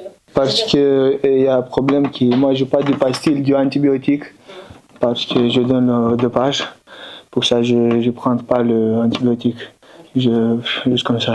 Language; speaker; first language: French; non-native, learner; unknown